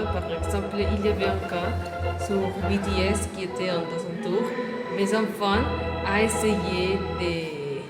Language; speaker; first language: French; non-native, learner; Spanish